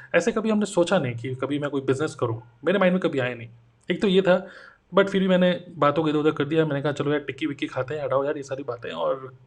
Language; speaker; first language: Hindi; native; Hindi